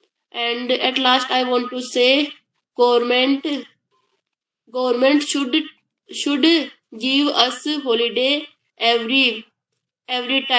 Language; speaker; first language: English; non-native, learner; Hindi